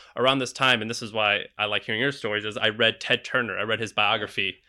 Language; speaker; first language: English; native; English